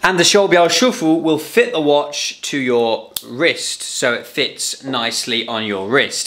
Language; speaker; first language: English; native; English